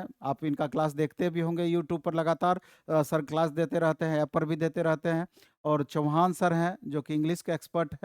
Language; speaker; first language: Hindi; native; Hindi